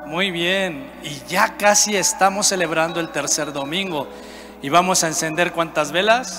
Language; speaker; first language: Spanish; native; Spanish